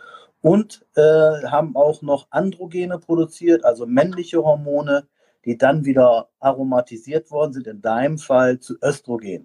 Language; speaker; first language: German; native; German